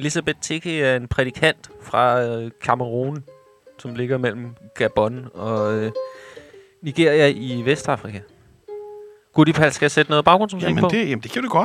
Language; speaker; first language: Danish; native; Danish